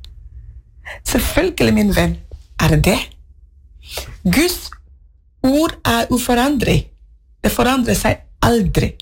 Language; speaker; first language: Norwegian; non-native, fluent; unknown